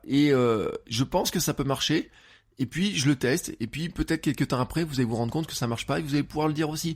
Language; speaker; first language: French; native; French